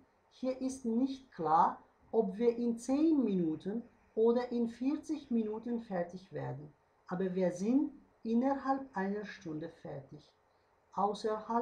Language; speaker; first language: German; non-native, fluent; Uzbek